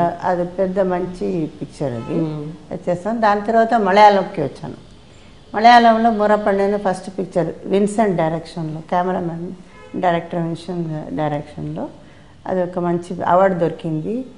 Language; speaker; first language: Telugu; non-native, local second language; Tamil